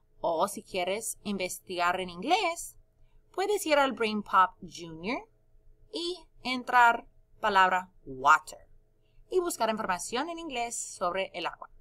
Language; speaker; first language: Spanish; non-native, fluent; English